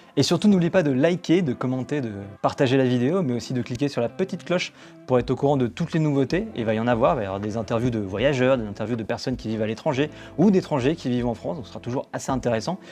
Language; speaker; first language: French; native; French